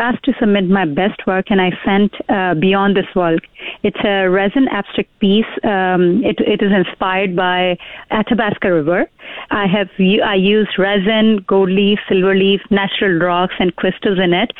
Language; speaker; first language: English; non-native, local second language; Urdu